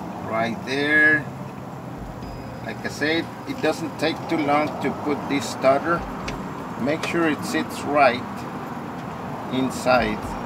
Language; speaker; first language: English; non-native, fluent; Spanish